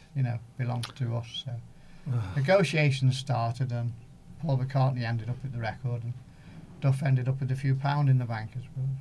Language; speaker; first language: English; native; English